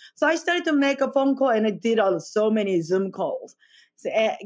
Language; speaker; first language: English; non-native, fluent; Korean